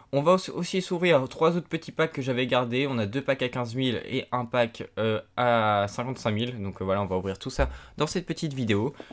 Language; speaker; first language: French; native; French